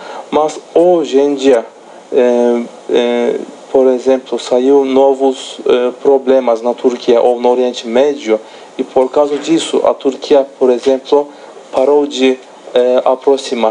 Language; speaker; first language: Portuguese; non-native, fluent; Turkish